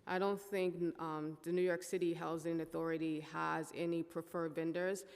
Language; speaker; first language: English; native; English